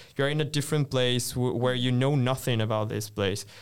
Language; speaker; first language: English; non-native, fluent; Portuguese